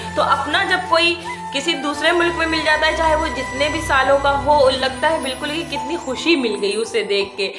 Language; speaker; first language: Hindi; native; Hindi